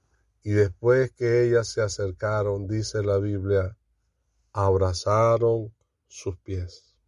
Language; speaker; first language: Spanish; native; Spanish